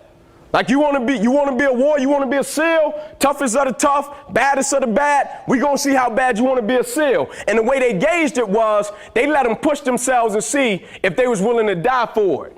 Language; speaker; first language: English; native; English